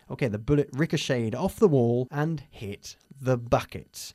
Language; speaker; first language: English; native; English